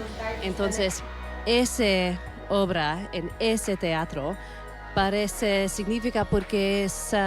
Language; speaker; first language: Spanish; early bilingual, heritage; Spanish